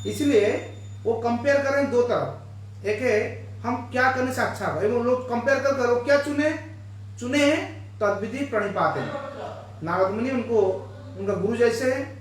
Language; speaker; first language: Hindi; non-native, local second language; Bangla